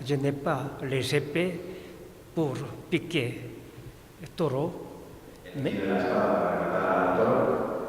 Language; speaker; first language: French; non-native, fluent; Korean